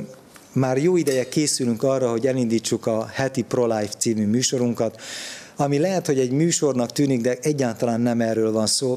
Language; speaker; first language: Hungarian; native; Hungarian